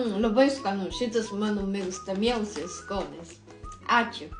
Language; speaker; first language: Lithuanian; non-native, learner; Japanese